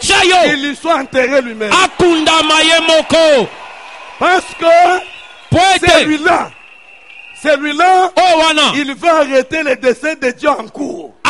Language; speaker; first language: French; non-native, local second language; Lingala